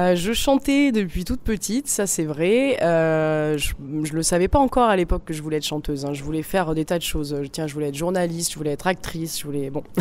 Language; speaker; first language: French; native; French